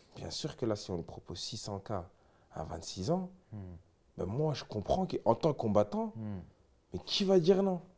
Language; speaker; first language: French; native; French